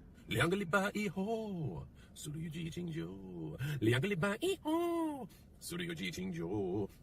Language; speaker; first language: Chinese; non-native, learner; English